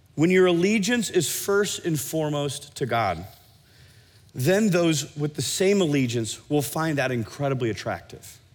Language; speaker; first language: English; native; English